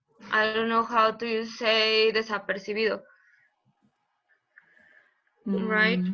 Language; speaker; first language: English; non-native, learner; Spanish